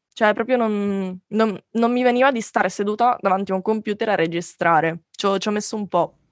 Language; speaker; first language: Italian; native; Italian